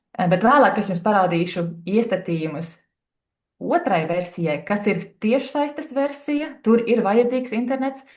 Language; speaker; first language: Latvian; native; Latvian